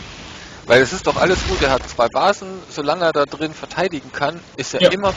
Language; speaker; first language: German; native; German